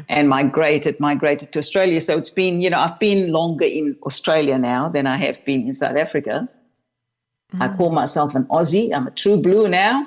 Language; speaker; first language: English; native; English